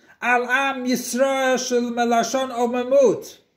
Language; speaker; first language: Hebrew; non-native, fluent; English